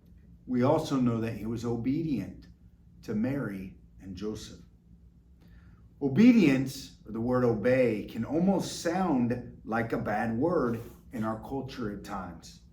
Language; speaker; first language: English; native; English